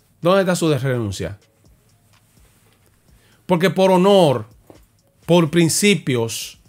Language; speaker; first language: Spanish; native; Spanish